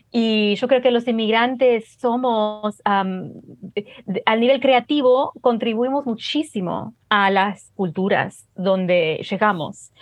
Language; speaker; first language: Spanish; early bilingual, heritage; Spanish